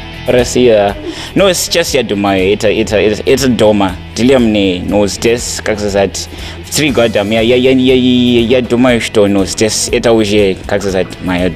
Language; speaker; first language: Russian; non-native, learner; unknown